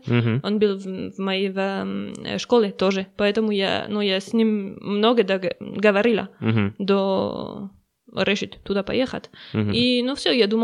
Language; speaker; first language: Russian; non-native, learner; French